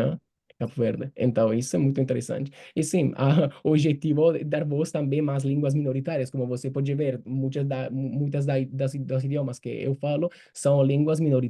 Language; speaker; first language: Portuguese; non-native, fluent; Italian